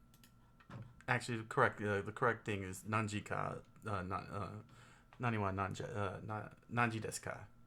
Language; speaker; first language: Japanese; non-native, learner; English